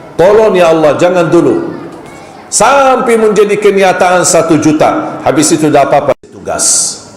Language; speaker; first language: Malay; non-native, fluent; Arabic